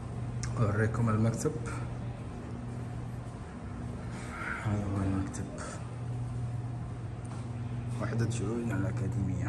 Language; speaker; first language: Arabic; non-native, local second language; Somali